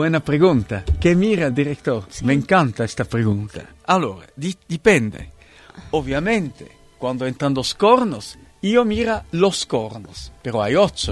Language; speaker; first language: Spanish; non-native, fluent; Italian